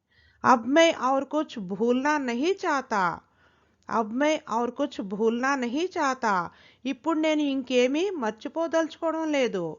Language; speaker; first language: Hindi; non-native, local second language; Telugu